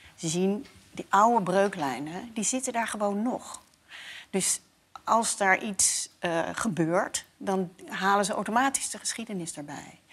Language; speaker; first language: Dutch; native; Dutch